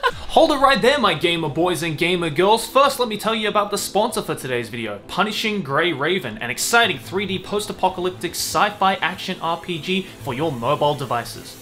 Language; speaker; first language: English; native; English